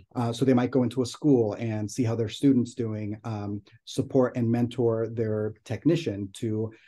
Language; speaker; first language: English; native; English